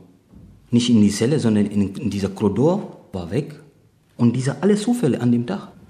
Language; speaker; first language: German; non-native, fluent; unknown